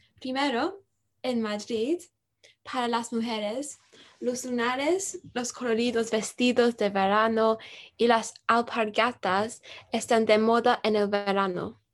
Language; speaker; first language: Spanish; non-native, learner; English